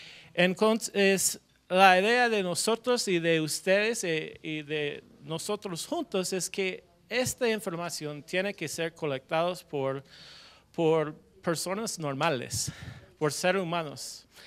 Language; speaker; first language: Spanish; non-native, fluent; English